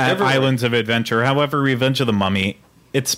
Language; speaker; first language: English; native; English